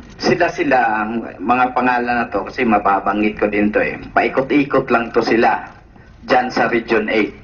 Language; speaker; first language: Filipino; non-native, local second language; Cebuano